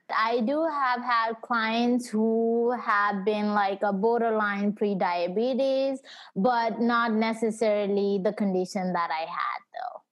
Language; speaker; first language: English; non-native, local second language; Nepali